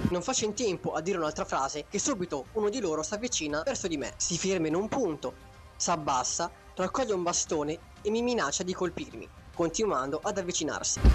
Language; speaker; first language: Italian; native; Italian